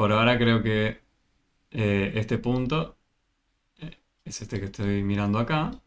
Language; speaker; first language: Spanish; native; Spanish